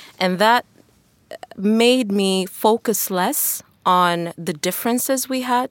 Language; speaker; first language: English; non-native, fluent; Wolof